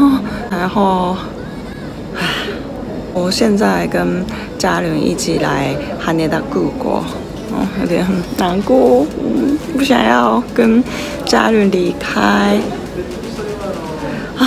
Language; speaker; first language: Chinese; non-native, learner; Japanese